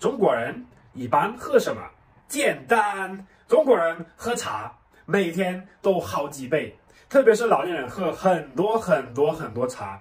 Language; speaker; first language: Chinese; non-native, fluent; German